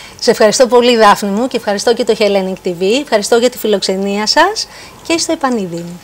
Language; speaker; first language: Greek; native; Greek